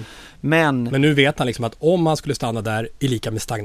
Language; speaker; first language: Swedish; native; Swedish